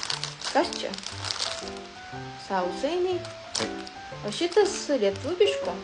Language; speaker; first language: Lithuanian; non-native, learner; Japanese